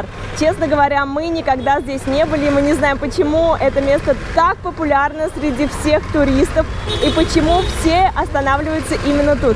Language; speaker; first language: Russian; native; Russian